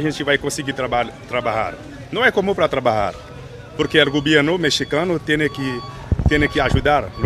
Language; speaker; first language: Portuguese; non-native, learner; Haitian Creole